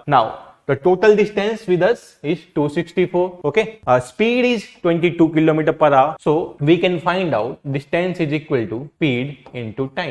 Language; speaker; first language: English; non-native, local second language; Hindi